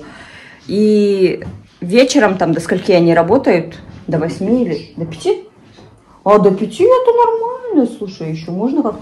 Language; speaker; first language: Russian; native; Russian